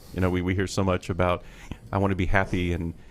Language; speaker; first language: English; native; English